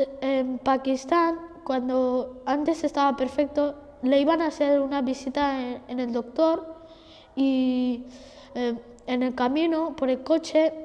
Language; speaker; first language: Spanish; early bilingual, other home language; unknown